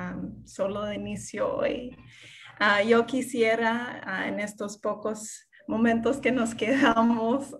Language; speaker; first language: Spanish; non-native, fluent; English